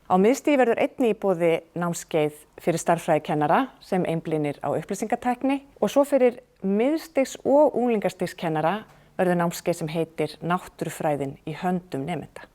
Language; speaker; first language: Icelandic; native; Icelandic